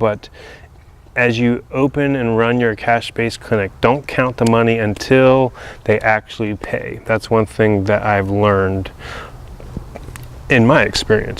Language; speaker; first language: English; native; English